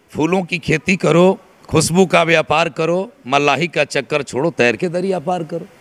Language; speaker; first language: Hindi; native; Hindi